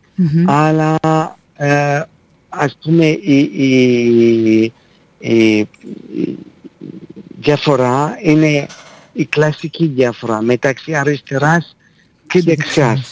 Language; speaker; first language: Greek; non-native, fluent; French